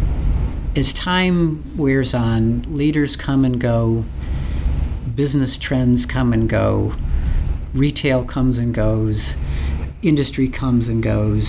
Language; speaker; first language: English; native; English